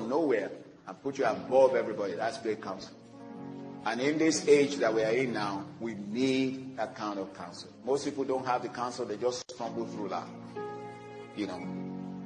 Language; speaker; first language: English; non-native, local second language; Yoruba